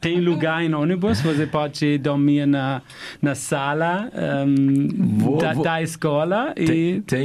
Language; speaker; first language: Portuguese; non-native, fluent; German